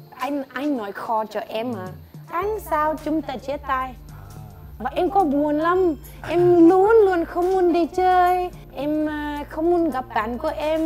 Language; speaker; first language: Vietnamese; non-native, learner; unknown